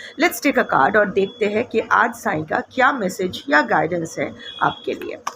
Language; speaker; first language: Hindi; non-native, local second language; Bangla